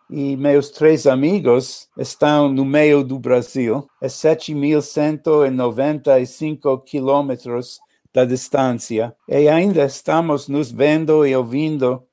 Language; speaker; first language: Portuguese; non-native, learner; English